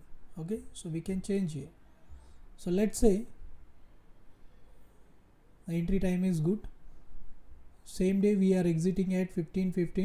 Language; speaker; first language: English; non-native, local second language; Hindi